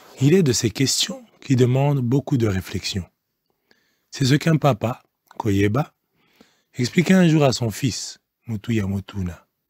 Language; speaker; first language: French; non-native, local second language; Lingala